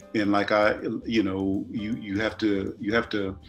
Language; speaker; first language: English; native; English